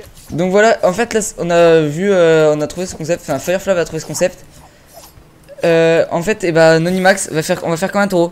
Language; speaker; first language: French; native; French